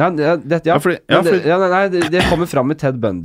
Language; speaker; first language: Norwegian; native; Norwegian